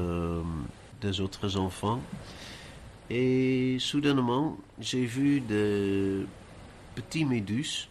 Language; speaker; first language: French; non-native, learner; Dutch